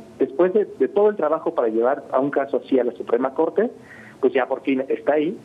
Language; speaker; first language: Spanish; native; Spanish